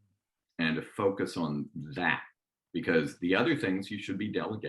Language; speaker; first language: English; native; English